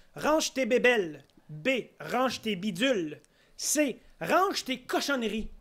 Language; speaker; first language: French; native; French